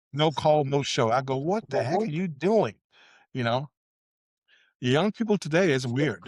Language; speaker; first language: English; native; English